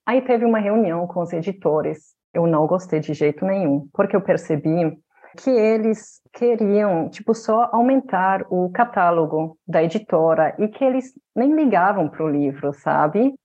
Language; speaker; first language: Portuguese; non-native, fluent; German